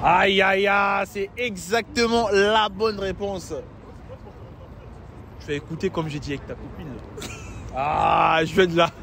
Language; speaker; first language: French; native; French